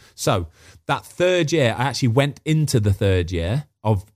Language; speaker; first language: English; native; English